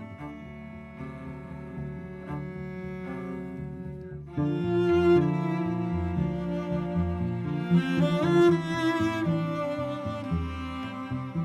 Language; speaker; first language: English; native; English